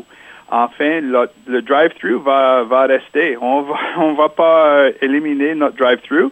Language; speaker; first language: French; non-native, local second language; English